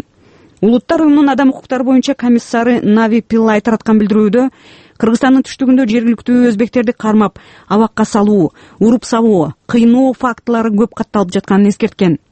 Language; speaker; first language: Kyrgyz; native; Kyrgyz